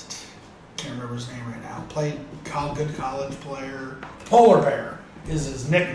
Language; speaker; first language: English; native; English